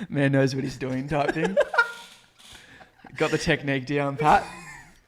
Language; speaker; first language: English; native; English